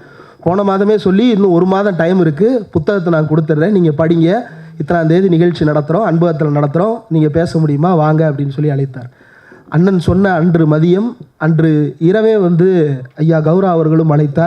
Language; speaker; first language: Tamil; native; Tamil